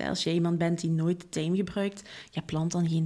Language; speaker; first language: Dutch; native; Dutch